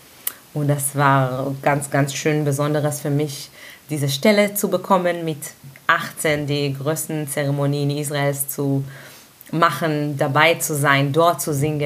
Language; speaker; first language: German; non-native, fluent; Hebrew